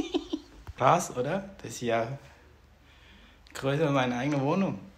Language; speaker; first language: German; non-native, fluent; Vietnamese